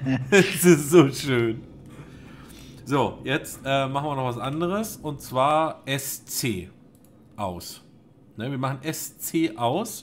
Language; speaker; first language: German; native; German